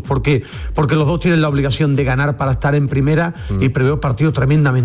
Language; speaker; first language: Spanish; native; Spanish